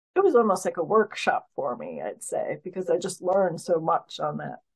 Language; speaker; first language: English; native; English